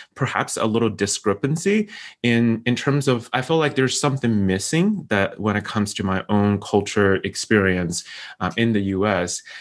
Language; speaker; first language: English; non-native, fluent; Chinese